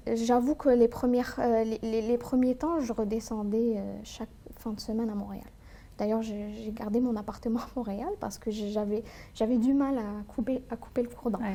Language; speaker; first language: French; non-native, local second language; Arabic